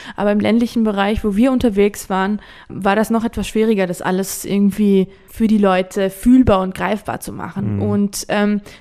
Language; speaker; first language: German; non-native, fluent; Georgian